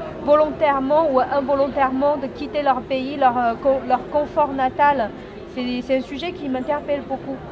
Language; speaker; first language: French; non-native, fluent; Chinese